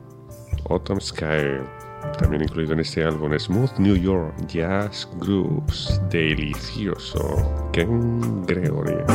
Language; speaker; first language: Spanish; native; Spanish